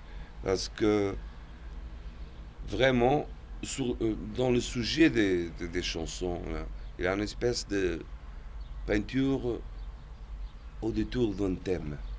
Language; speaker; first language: French; non-native, fluent; Portuguese